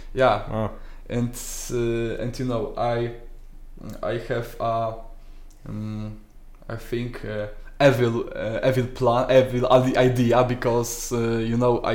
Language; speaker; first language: English; non-native, learner; Polish